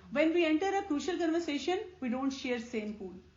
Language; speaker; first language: English; non-native, local second language; Urdu